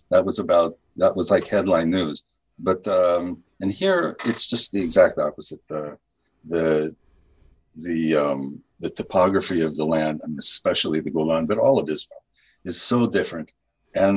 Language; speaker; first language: English; native; English